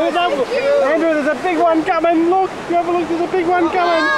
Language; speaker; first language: English; native; English